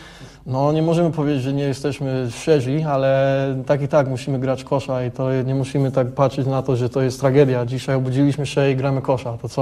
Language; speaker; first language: Polish; early bilingual, heritage; English